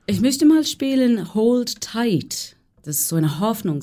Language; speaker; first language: German; non-native, learner; English